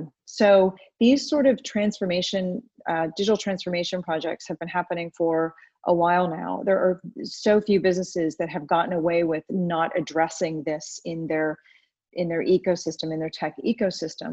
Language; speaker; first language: English; native; English